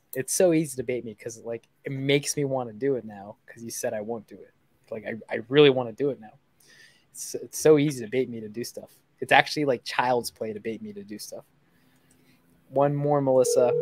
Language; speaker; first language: English; native; English